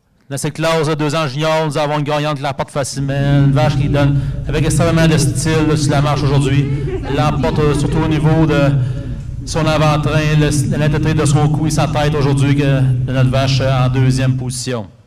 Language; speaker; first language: French; native; French